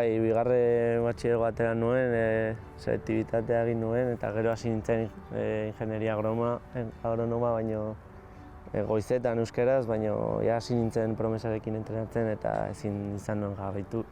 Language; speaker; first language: Basque; non-native, local second language; Spanish